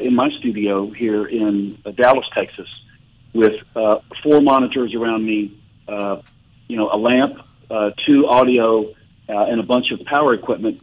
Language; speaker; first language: English; native; English